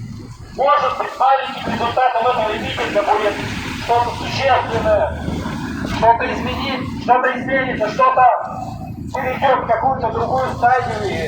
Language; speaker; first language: Russian; native; Russian